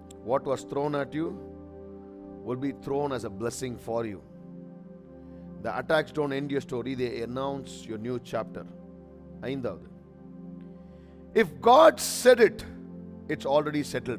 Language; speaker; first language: English; non-native, local second language; Tamil